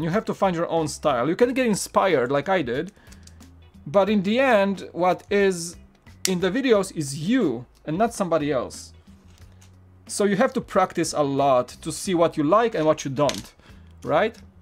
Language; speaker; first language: English; non-native, fluent; Polish